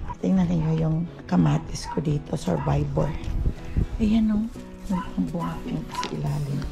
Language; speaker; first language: Filipino; non-native, local second language; Cebuano